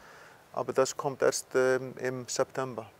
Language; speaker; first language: German; non-native, fluent; Icelandic